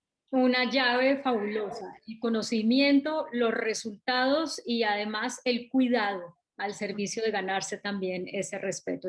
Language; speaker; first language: Spanish; native; Spanish